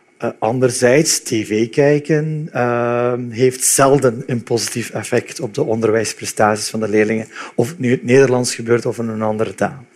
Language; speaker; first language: Dutch; early bilingual, other home language; Turkish